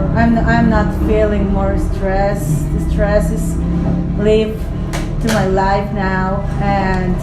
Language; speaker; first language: English; non-native, learner; Spanish